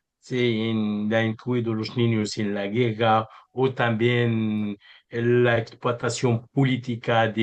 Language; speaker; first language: Spanish; non-native, learner; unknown